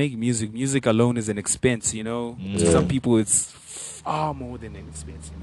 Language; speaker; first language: English; non-native, local second language; Venda